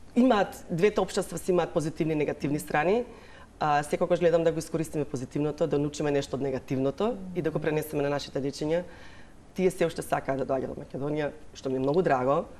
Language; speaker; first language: Macedonian; native; Macedonian